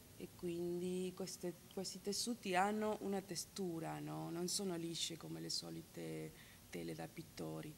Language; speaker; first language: Italian; non-native, fluent; Spanish